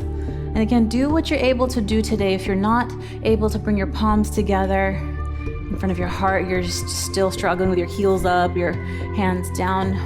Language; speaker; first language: English; native; English